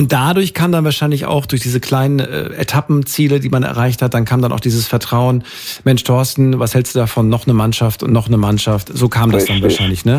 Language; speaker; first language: German; native; German